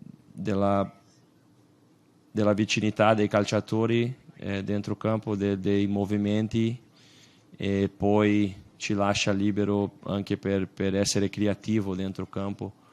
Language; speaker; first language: Italian; non-native, fluent; Portuguese